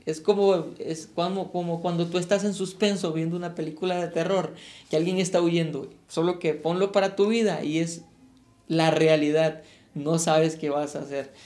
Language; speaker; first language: Spanish; native; Spanish